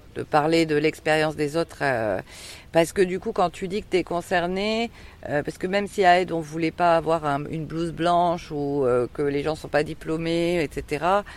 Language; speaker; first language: French; native; French